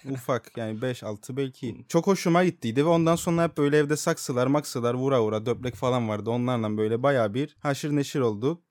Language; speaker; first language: Turkish; native; Turkish